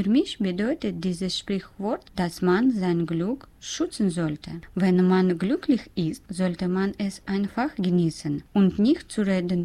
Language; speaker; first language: German; non-native, learner; Russian